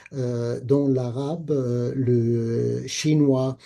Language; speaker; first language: French; non-native, fluent; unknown